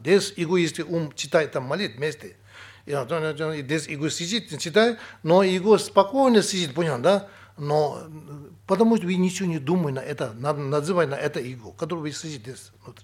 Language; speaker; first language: Russian; non-native, learner; Tibetan